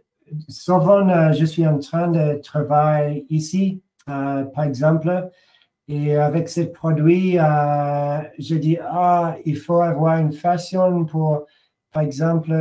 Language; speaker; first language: French; non-native, learner; English